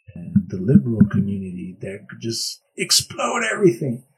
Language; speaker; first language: English; early bilingual, other home language; Spanish